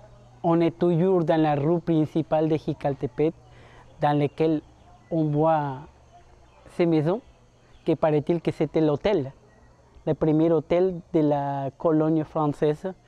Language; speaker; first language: French; non-native, fluent; Spanish